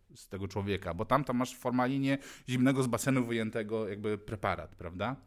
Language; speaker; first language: Polish; non-native, fluent; Mongolian